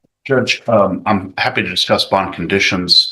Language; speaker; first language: English; native; English